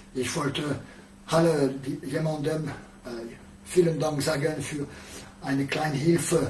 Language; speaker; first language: German; non-native, learner; French